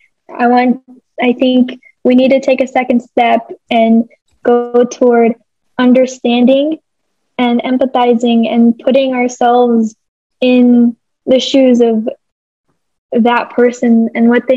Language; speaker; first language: English; early bilingual, other home language; Bosnian